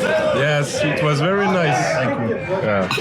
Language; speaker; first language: English; non-native, learner; French